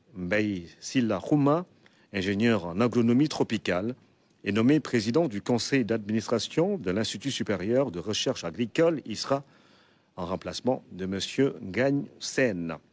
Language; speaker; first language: French; non-native, local second language; Wolof